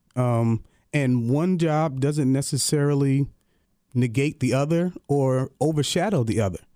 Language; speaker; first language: English; native; English